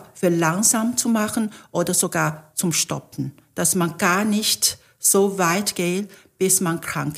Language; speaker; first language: German; non-native, fluent; Chinese